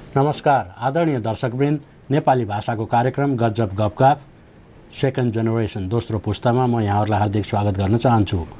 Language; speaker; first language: Nepali; native; Nepali